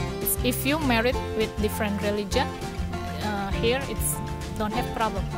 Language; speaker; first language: English; non-native, learner; Indonesian